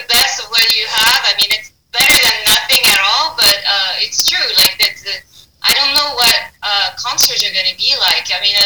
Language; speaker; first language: English; non-native, fluent; French